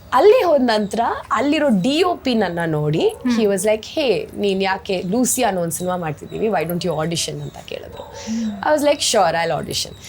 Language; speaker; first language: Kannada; non-native, local second language; Tamil